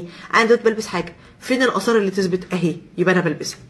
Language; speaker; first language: Arabic; native; Arabic